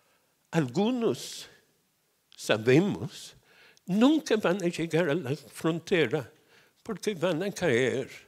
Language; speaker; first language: Spanish; non-native, fluent; English